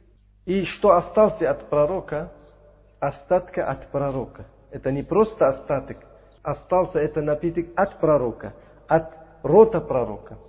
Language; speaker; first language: Russian; non-native, local second language; Uzbek